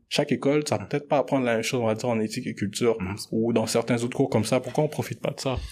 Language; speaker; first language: French; early bilingual, other home language; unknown